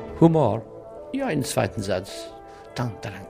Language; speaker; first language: German; non-native, learner; English